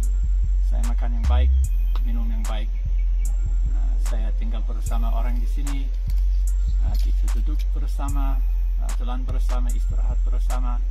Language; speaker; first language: Indonesian; non-native, learner; English